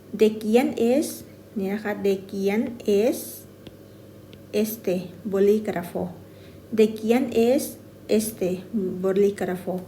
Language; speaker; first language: Spanish; non-native, fluent; Thai